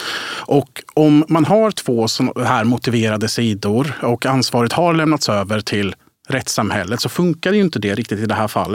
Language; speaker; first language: Swedish; native; Swedish